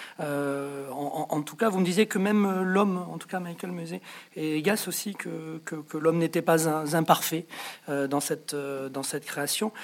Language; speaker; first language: French; native; French